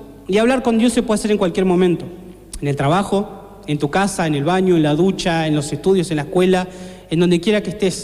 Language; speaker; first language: Spanish; native; Spanish